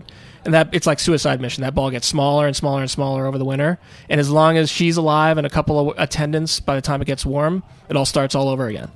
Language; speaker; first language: English; native; English